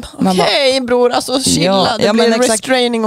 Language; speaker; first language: Swedish; native; Swedish